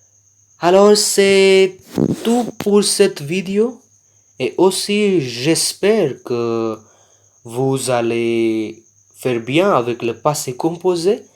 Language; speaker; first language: French; non-native, learner; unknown